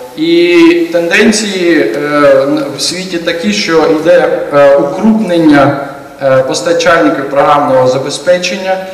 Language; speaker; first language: Ukrainian; native; Ukrainian